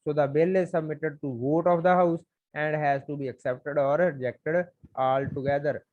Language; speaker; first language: English; non-native, local second language; Punjabi